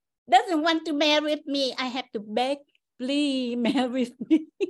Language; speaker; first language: English; non-native, learner; Vietnamese